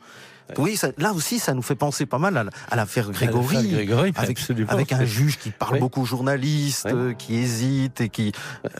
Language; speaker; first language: French; native; French